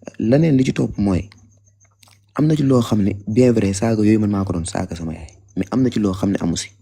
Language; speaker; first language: Wolof; native; Wolof